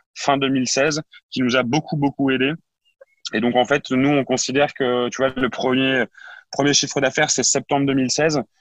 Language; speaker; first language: French; native; French